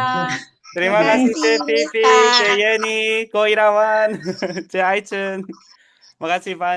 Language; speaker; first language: Indonesian; non-native, fluent; Korean